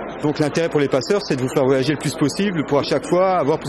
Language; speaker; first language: French; native; French